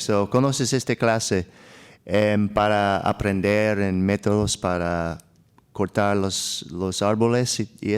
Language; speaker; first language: Spanish; non-native, learner; English